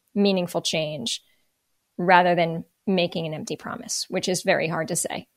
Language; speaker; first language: English; native; English